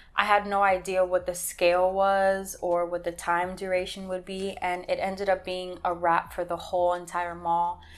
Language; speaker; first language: English; native; English